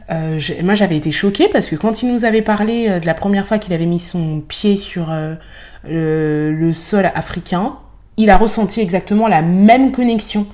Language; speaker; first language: French; native; French